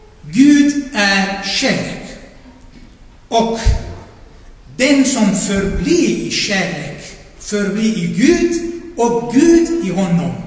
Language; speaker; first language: Swedish; non-native, fluent; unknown